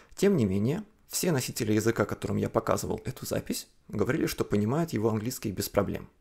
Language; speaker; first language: Russian; non-native, fluent; Chinese